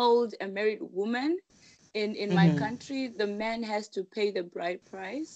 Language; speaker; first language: English; non-native, local second language; Shona